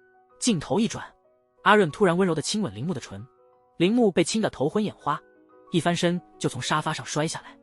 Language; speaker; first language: Chinese; native; Chinese